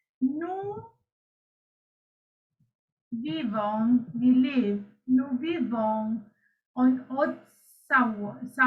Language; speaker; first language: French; non-native, learner; Sinhala